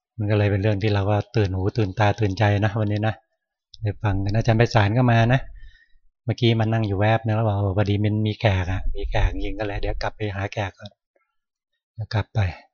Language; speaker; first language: Thai; native; Thai